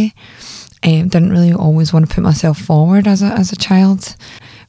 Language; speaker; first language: English; native; English